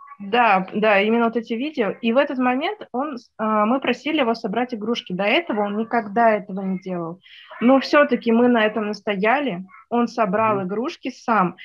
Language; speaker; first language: Russian; native; Russian